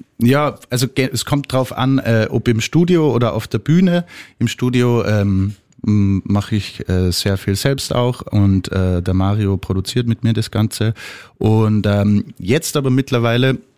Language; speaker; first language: German; native; German